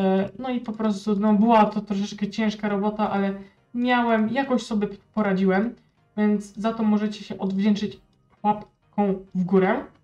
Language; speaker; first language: Polish; native; Polish